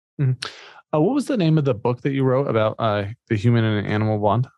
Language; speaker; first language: English; native; English